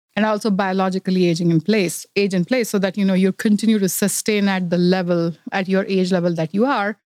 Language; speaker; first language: English; non-native, local second language; Kannada